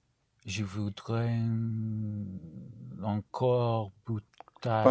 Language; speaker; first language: French; non-native, learner; English